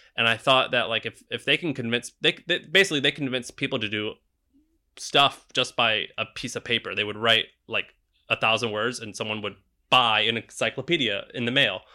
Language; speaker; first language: English; native; English